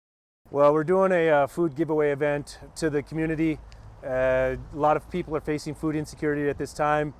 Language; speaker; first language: English; native; English